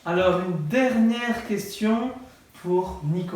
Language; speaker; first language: French; native; French